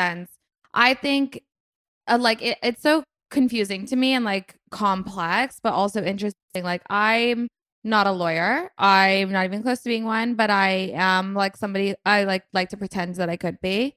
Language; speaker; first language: English; native; English